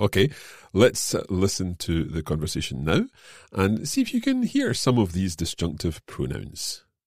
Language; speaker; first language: English; native; English